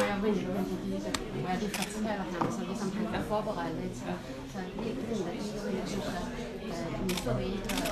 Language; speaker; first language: Danish; non-native, fluent; Chinese